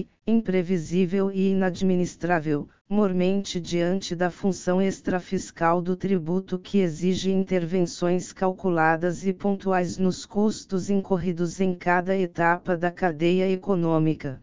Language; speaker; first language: Portuguese; native; Portuguese